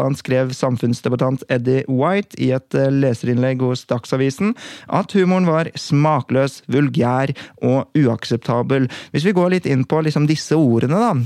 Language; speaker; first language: Norwegian; native; Norwegian